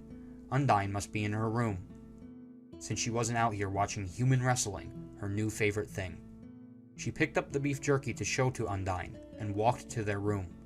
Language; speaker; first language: English; native; English